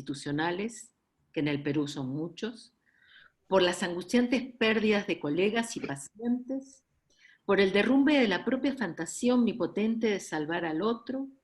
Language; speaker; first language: Spanish; native; Spanish